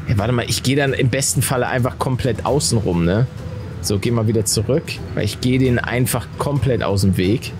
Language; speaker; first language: German; native; German